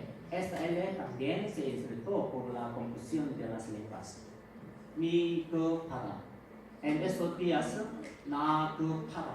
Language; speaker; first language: Spanish; non-native, fluent; Korean